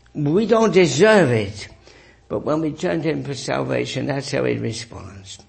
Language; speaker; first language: English; native; English